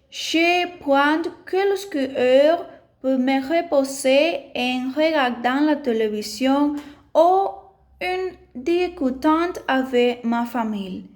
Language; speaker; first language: French; non-native, learner; Spanish